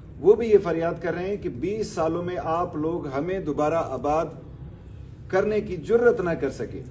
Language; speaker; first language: Urdu; non-native, local second language; Pashto